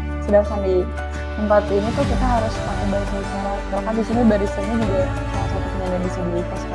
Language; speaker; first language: Indonesian; native; Indonesian